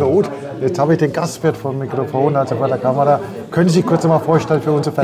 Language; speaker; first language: German; native; German